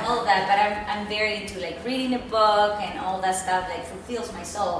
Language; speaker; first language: English; non-native, fluent; Spanish